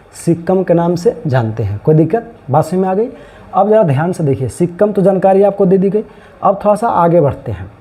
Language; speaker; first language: Hindi; native; Hindi